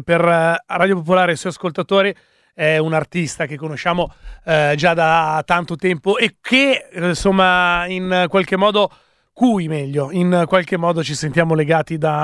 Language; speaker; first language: Italian; native; Italian